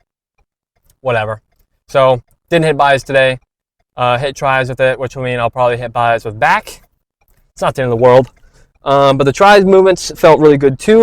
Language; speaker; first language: English; native; English